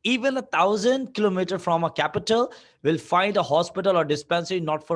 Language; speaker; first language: English; non-native, local second language; Urdu